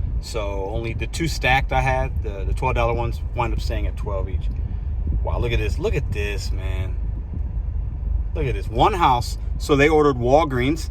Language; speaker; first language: English; native; English